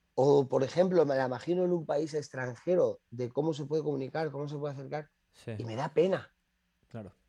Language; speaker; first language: Spanish; native; Spanish